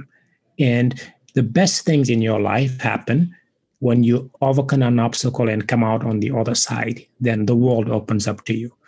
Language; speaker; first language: English; non-native, fluent; Wolof